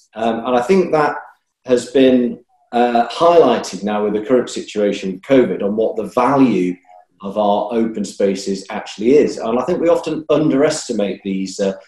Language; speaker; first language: English; native; English